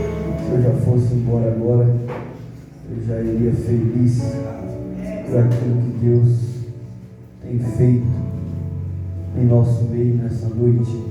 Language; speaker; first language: Portuguese; native; Portuguese